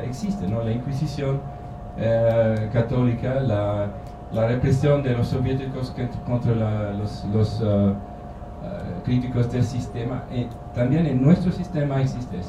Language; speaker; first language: Spanish; non-native, learner; German